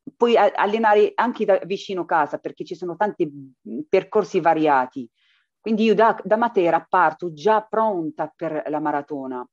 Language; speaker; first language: Italian; non-native, fluent; Arabic